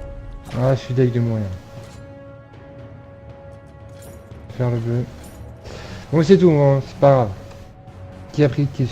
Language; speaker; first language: French; native; French